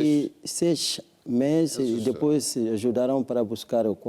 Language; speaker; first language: Portuguese; non-native, learner; French